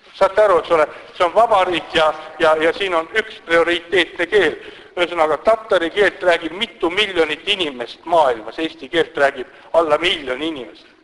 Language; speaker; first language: Estonian; non-native, local second language; Russian